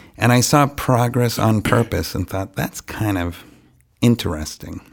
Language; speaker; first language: English; native; English